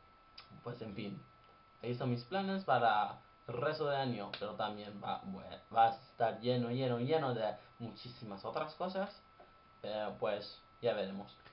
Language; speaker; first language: Spanish; non-native, fluent; English